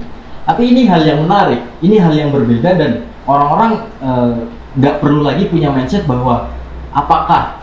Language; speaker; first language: Indonesian; non-native, local second language; Javanese